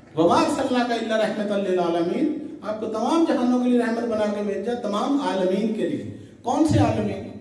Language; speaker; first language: Urdu; non-native, local second language; Punjabi